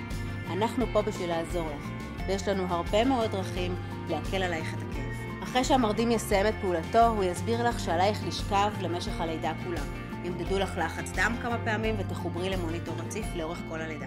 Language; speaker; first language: Hebrew; native; Hebrew